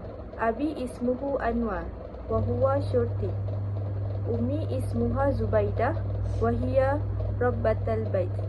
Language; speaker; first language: Arabic; non-native, learner; Malay